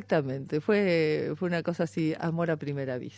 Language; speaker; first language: Spanish; native; Spanish